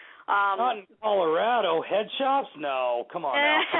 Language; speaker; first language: English; native; English